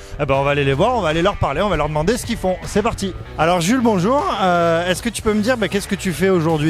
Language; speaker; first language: French; native; French